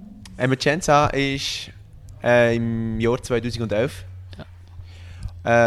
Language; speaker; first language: German; native; German